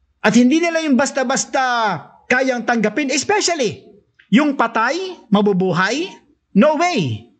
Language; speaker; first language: Filipino; non-native, local second language; Cebuano